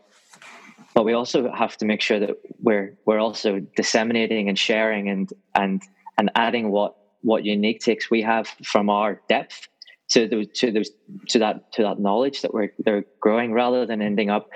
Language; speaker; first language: English; native; English